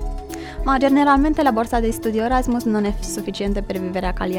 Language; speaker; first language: Italian; non-native, fluent; Romanian